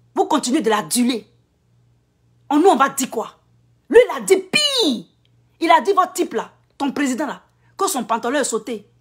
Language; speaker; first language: French; non-native, local second language; Akan